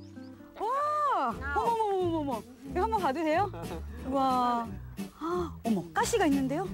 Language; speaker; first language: Korean; native; Korean